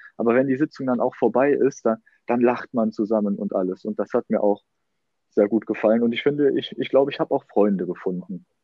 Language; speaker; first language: German; native; German